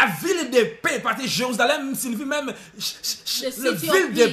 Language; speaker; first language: French; non-native, local second language; Lingala